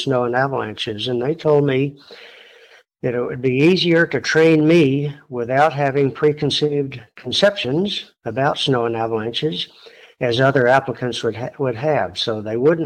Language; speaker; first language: English; native; English